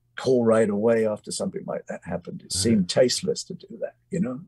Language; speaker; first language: English; native; English